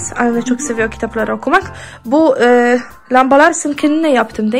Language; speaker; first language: Turkish; non-native, learner; Polish